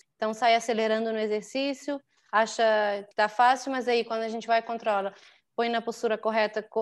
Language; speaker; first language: Portuguese; non-native, local second language; Kabuverdianu